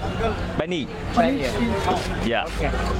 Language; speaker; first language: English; non-native, learner; Vietnamese